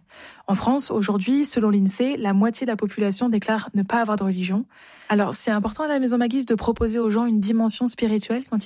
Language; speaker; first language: French; native; French